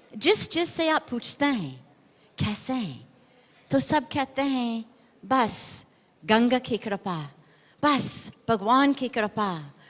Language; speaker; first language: Hindi; non-native, fluent; English